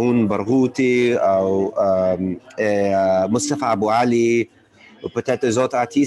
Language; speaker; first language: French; non-native, learner; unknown